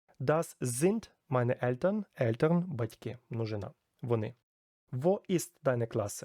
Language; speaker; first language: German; non-native, fluent; Ukrainian